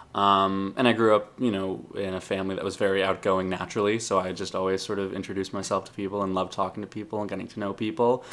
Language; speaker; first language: English; native; English